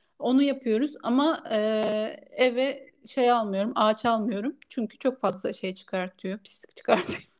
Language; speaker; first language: Turkish; native; Turkish